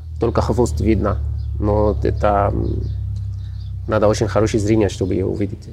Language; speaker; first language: Russian; non-native, learner; Arabic